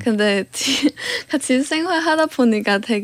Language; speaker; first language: Korean; non-native, fluent; Cantonese